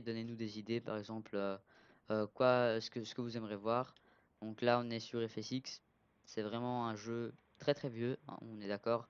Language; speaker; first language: French; native; French